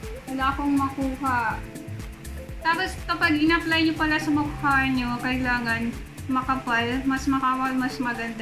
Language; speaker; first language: Filipino; native; Filipino